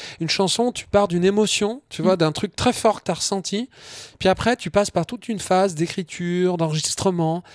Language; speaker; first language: French; native; French